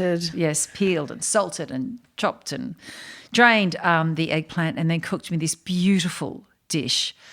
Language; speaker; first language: English; native; English